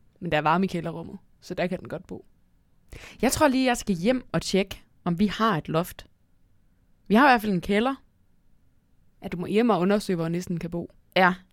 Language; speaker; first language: Danish; native; Danish